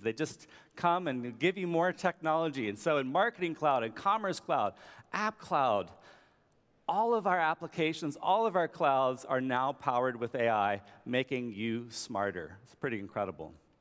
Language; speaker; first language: English; native; English